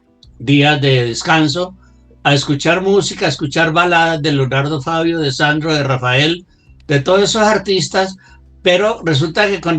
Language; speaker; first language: Spanish; native; Spanish